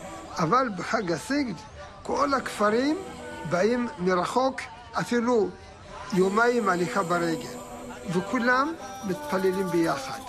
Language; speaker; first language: Hebrew; non-native, fluent; Amharic